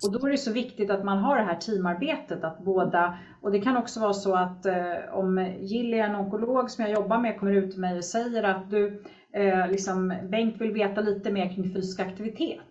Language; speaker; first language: Swedish; native; Swedish